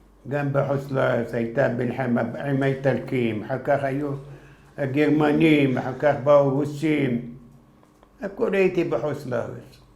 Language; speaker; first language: Hebrew; non-native, fluent; Arabic